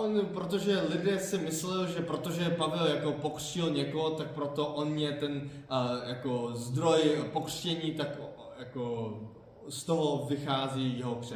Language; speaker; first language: Czech; non-native, fluent; Korean